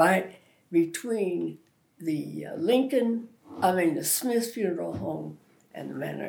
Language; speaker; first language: English; native; English